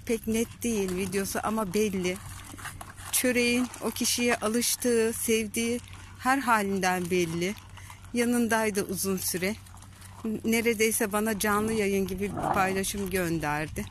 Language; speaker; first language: Turkish; native; Turkish